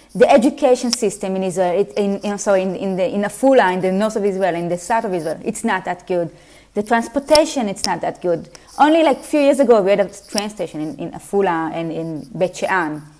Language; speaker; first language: English; non-native, fluent; Hebrew